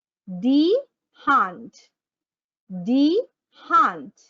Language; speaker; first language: German; non-native, fluent; Bangla